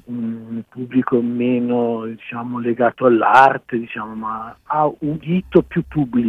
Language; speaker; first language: Italian; native; Italian